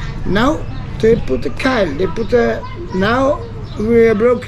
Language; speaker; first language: English; non-native, learner; Italian